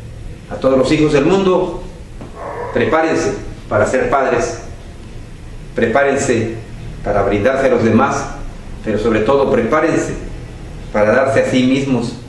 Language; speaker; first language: Spanish; native; Spanish